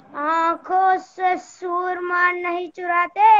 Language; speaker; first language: Hindi; non-native, local second language; Gujarati